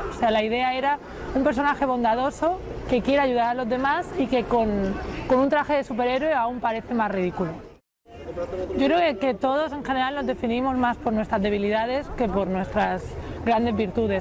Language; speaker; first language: Spanish; native; Spanish